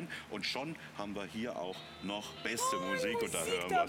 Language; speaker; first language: German; native; German